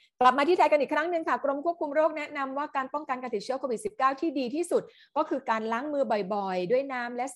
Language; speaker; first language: Thai; native; Thai